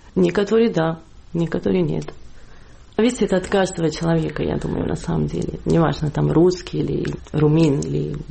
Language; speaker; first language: Russian; non-native, fluent; Catalan